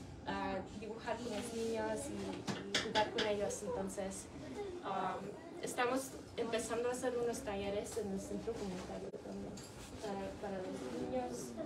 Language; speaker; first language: Spanish; early bilingual, heritage; English